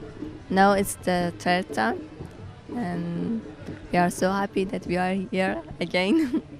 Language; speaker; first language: English; non-native, learner; Persian